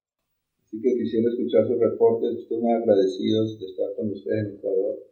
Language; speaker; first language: Spanish; native; Spanish